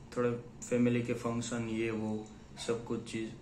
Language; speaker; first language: Hindi; non-native, local second language; Gujarati